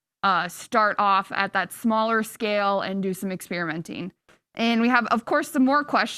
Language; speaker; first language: English; native; English